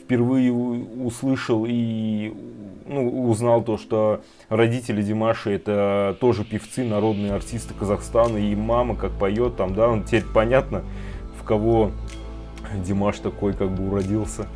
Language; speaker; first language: Russian; native; Russian